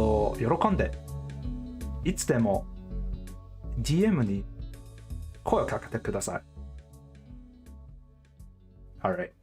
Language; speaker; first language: Japanese; non-native, learner; English